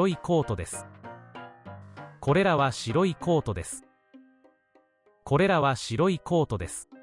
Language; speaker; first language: Japanese; non-native, learner; English